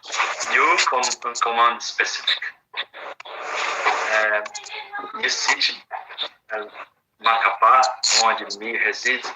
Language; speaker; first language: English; non-native, learner; Portuguese